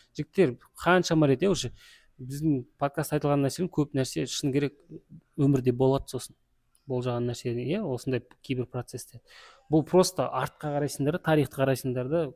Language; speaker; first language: Kazakh; native; Kazakh